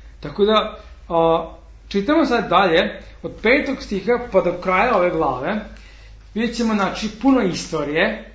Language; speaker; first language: Serbian; non-native, fluent; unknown